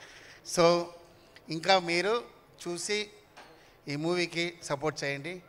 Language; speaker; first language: Telugu; non-native, fluent; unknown